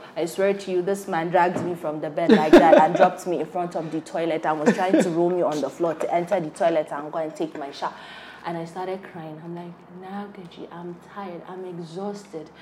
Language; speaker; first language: English; non-native, local second language; Hausa